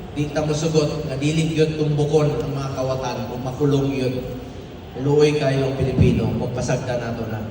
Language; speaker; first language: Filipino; non-native, local second language; Cebuano